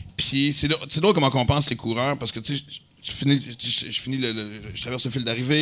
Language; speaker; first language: French; native; French